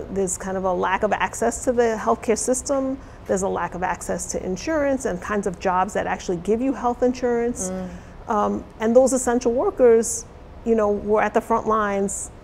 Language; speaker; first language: English; native; English